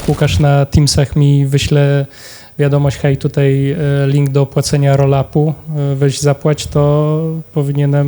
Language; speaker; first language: Polish; native; Polish